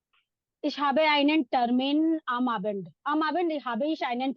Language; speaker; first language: German; non-native, learner; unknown